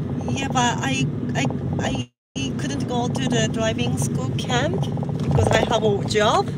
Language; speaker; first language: English; non-native, learner; Japanese